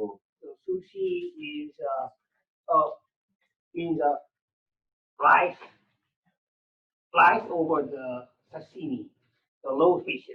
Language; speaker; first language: English; non-native, learner; Korean